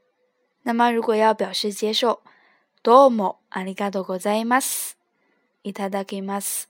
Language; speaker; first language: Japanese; non-native, fluent; Chinese